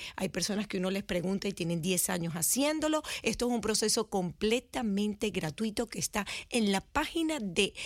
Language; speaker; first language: Spanish; native; Spanish